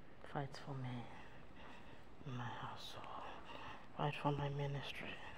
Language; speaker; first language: English; non-native, local second language; Ibibio